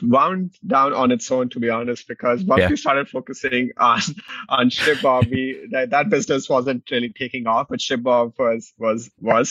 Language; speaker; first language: English; non-native, local second language; Hindi